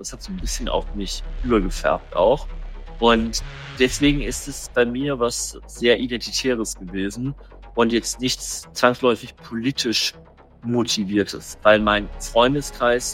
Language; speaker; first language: German; native; German